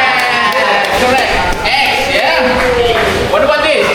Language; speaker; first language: English; non-native, fluent; Indonesian